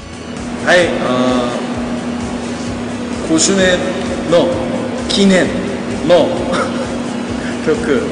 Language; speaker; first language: Japanese; non-native, fluent; Korean